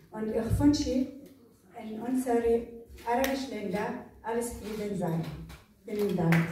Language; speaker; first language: German; non-native, learner; Arabic